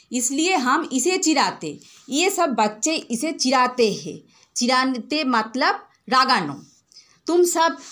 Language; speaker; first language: Hindi; non-native, local second language; Bangla